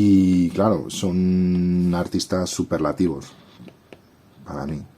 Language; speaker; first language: Spanish; native; Spanish